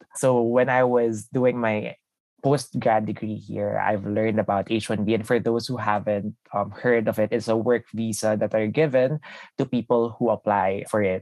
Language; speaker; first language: English; non-native, local second language; Filipino